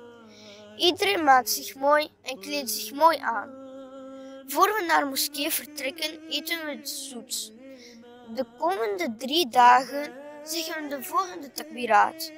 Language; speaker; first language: Dutch; early bilingual, other home language; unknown